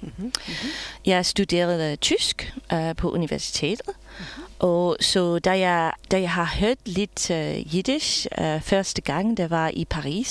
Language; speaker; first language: Danish; non-native, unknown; English